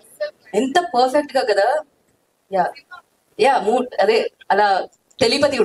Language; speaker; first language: Telugu; native; Telugu